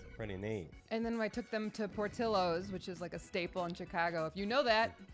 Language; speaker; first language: English; native; English